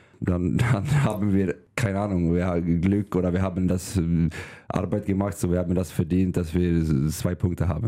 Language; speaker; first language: German; non-native, learner; Swedish